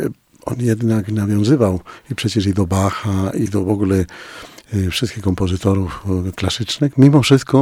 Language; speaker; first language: Polish; non-native, fluent; Spanish